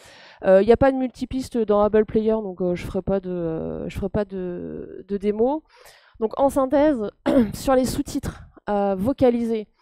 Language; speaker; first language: French; native; French